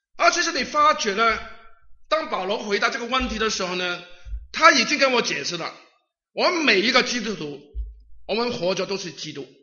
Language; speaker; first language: Chinese; non-native, local second language; Cantonese